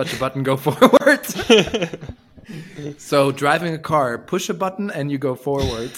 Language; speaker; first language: English; non-native, fluent; French